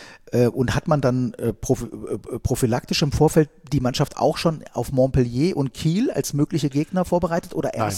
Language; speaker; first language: German; native; German